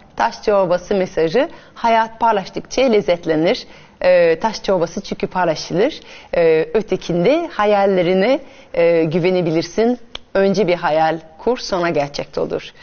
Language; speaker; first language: Turkish; non-native, fluent; French